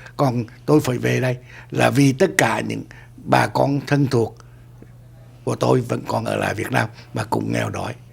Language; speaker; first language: Vietnamese; native; Vietnamese